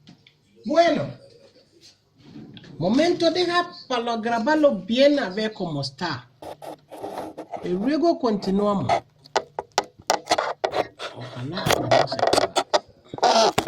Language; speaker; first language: Spanish; non-native, learner; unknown